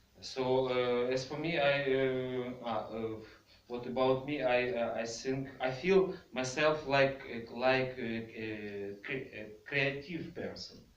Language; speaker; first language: English; non-native, fluent; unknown